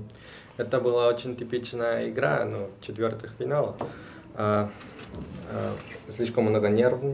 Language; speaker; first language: Russian; non-native, fluent; Spanish